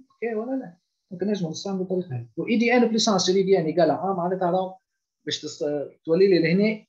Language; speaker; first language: French; non-native, local second language; Arabic